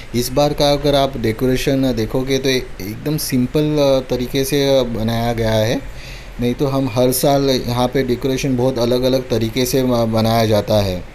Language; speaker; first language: Hindi; non-native, local second language; Marathi